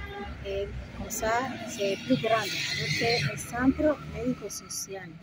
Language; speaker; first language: French; non-native, fluent; Spanish